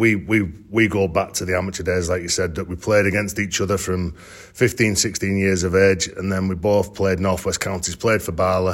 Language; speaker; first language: English; native; English